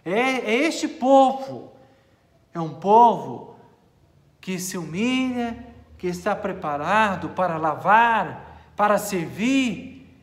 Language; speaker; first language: Portuguese; native; Portuguese